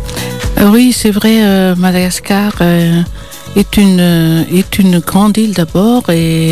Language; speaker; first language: French; non-native, local second language; Malagasy